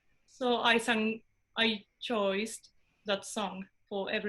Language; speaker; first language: English; non-native, fluent; Japanese